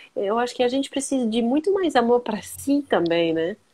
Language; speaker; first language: Portuguese; non-native, fluent; French